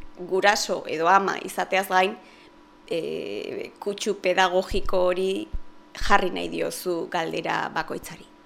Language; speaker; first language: Basque; native; Basque